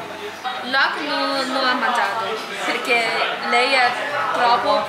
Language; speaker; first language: Italian; non-native, learner; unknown